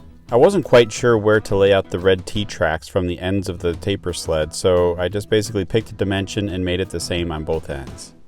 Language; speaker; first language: English; native; English